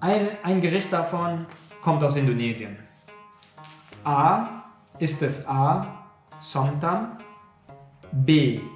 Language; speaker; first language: German; non-native, fluent; Indonesian